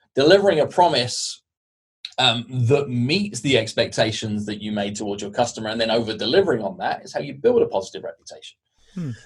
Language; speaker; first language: English; native; English